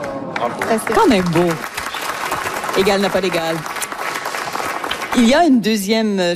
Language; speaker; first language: French; native; French